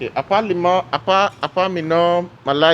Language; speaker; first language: Indonesian; non-native, learner; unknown